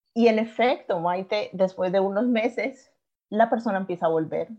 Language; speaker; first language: Spanish; native; Spanish